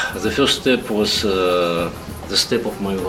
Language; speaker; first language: English; non-native, learner; Russian